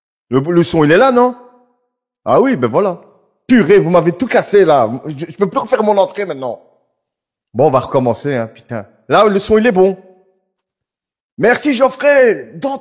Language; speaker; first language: French; native; French